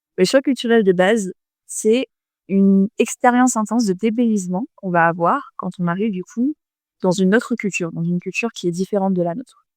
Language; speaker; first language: French; native; French